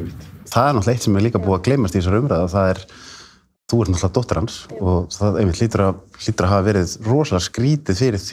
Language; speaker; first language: Icelandic; native; Icelandic